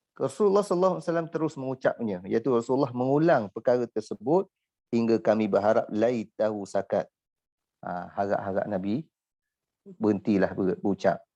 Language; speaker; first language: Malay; native; Malay